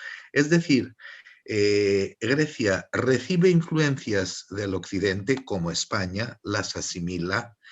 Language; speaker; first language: Spanish; non-native, fluent; Greek